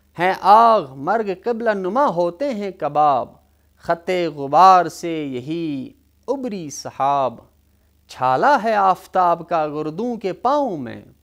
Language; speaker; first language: Urdu; non-native, local second language; Kashmiri